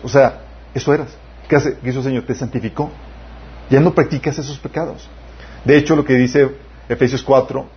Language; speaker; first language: Spanish; native; Spanish